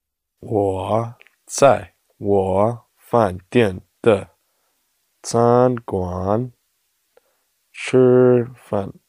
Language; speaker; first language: Chinese; non-native, learner; English